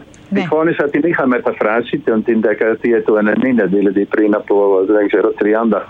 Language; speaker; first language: Greek; non-native, fluent; Dutch